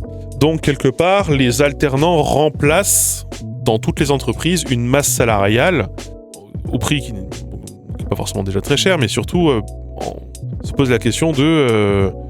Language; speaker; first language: French; native; French